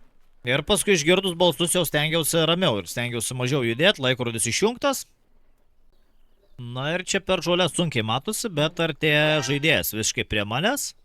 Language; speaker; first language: Lithuanian; native; Lithuanian